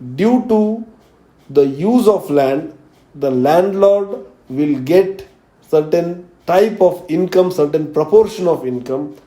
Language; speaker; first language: English; non-native, local second language; Marathi